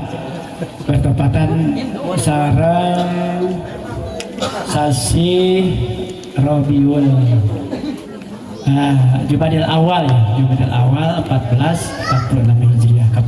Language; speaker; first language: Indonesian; non-native, local second language; Sundanese